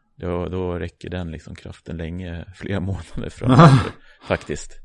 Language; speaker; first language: Swedish; native; Swedish